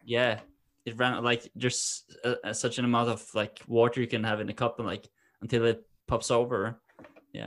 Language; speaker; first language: English; non-native, fluent; Norwegian